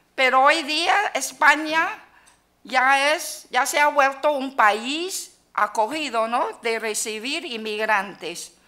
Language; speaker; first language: Spanish; non-native, fluent; Chinese